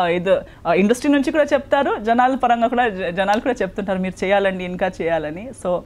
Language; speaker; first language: Telugu; non-native, local second language; Konkani